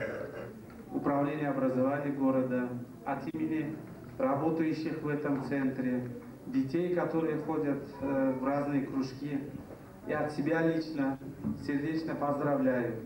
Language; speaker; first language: Russian; non-native, local second language; Tajik